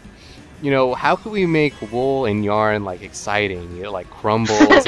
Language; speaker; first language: English; native; English